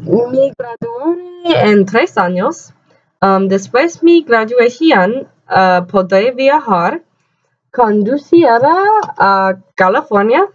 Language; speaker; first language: Spanish; non-native, learner; English